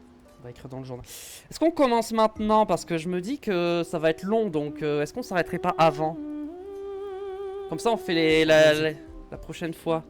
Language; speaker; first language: French; native; French